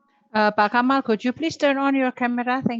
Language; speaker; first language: English; non-native, fluent; Indonesian